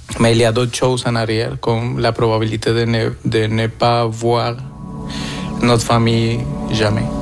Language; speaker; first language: French; non-native, fluent; Spanish